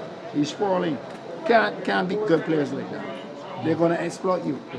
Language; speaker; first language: English; native; English